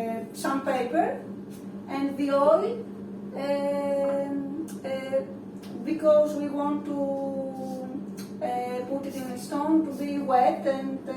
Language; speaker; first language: English; non-native, learner; Greek